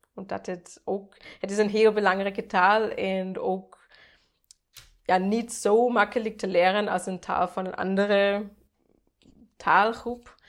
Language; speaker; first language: English; non-native, fluent; German